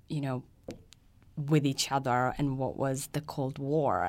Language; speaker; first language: English; early bilingual, other home language; Persian